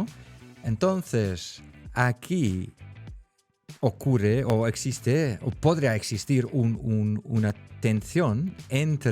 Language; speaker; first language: Spanish; non-native, fluent; Dutch